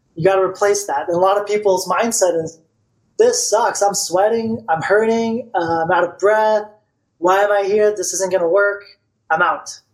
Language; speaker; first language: English; non-native, fluent; Bulgarian